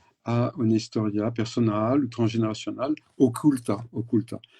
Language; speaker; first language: Spanish; non-native, fluent; French